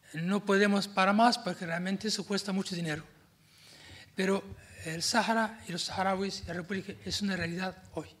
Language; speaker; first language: Spanish; non-native, fluent; Arabic